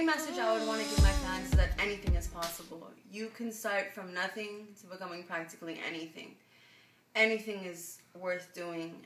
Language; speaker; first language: English; native; English